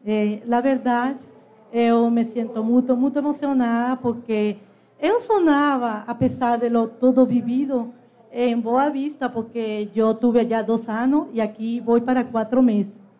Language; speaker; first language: Portuguese; non-native, learner; Spanish